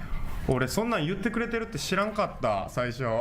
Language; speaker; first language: Japanese; native; Japanese